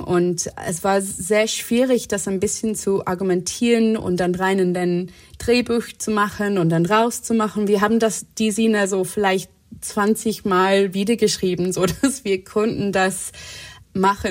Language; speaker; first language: German; non-native, fluent; English